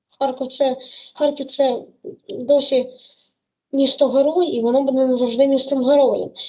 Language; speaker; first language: Ukrainian; native; Ukrainian